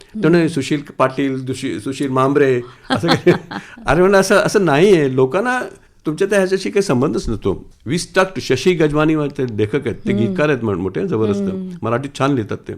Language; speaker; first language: Marathi; non-native, local second language; Sindhi